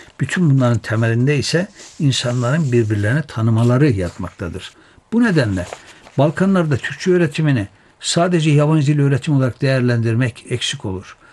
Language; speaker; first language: Turkish; native; Turkish